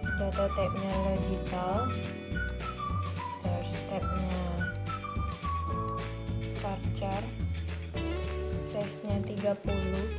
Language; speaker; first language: Indonesian; native; Indonesian